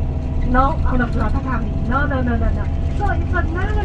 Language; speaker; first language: English; non-native, learner; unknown